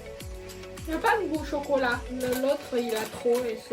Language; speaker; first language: French; non-native, learner; Chinese